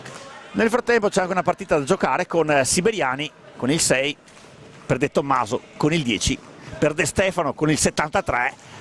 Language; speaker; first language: Italian; native; Italian